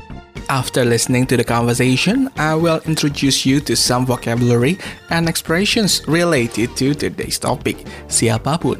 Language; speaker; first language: English; non-native, local second language; Indonesian